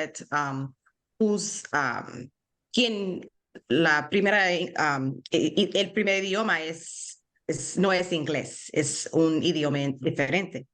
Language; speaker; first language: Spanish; non-native, learner; English